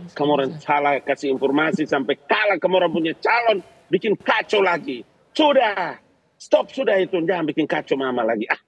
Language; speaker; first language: Indonesian; native; Indonesian